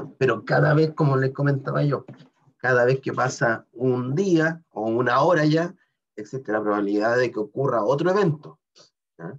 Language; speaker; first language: Spanish; native; Spanish